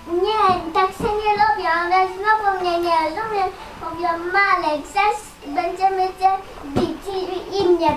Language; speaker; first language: Polish; native; Polish